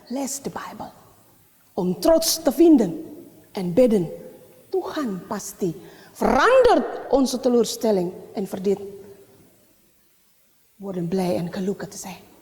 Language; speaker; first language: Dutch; non-native, learner; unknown